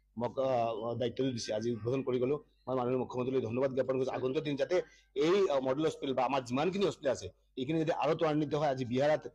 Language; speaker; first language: Assamese; non-native, local second language; Bangla